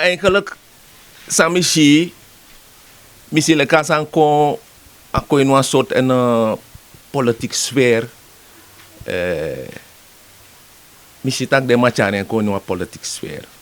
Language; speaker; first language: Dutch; non-native, local second language; Sranan Tongo